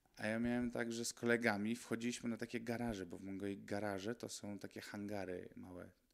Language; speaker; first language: Polish; early bilingual, other home language; Mongolian